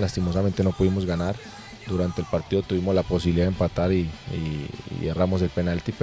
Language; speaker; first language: Spanish; native; Spanish